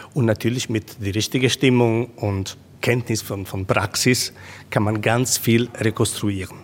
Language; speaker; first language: German; non-native, fluent; Italian